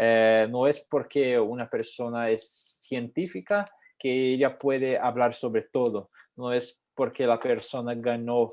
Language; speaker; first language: Spanish; non-native, fluent; Portuguese